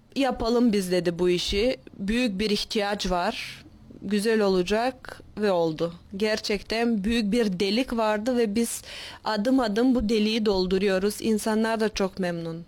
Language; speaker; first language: Turkish; native; Turkish